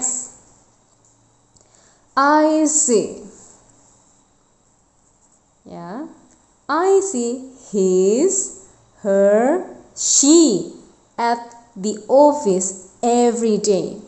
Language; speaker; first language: English; non-native, fluent; Indonesian